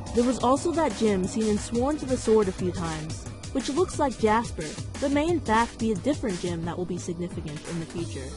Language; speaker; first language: English; native; English